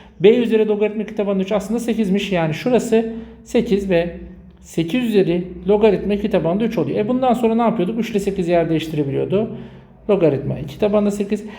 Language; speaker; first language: Turkish; native; Turkish